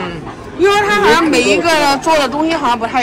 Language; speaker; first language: Chinese; native; Chinese